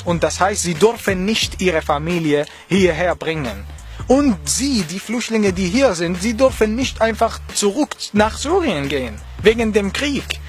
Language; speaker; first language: German; non-native, learner; Arabic